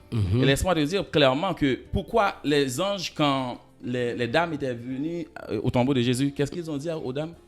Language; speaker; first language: French; non-native, local second language; Haitian Creole